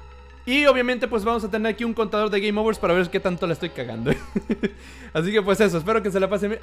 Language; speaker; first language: Spanish; native; Spanish